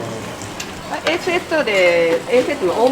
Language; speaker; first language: Japanese; native; Japanese